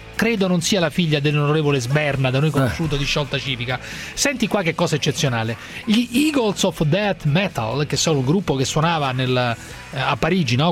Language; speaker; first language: Italian; native; Italian